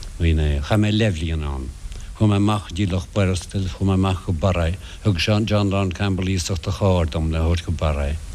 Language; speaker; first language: Irish; non-native, local second language; English